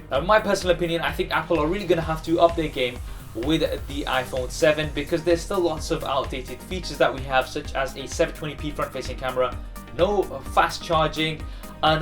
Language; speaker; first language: English; native; English